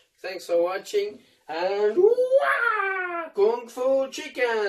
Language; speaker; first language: English; non-native, fluent; Portuguese